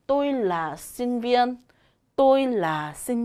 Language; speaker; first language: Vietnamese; non-native, learner; Korean